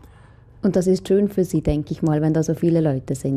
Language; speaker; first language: German; native; German